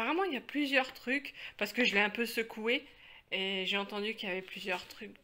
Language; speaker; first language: French; native; French